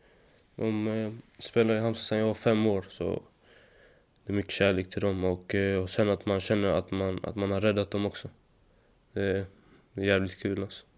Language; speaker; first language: Swedish; native; Swedish